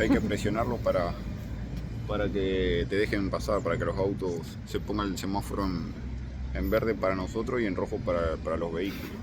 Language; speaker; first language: Spanish; native; Spanish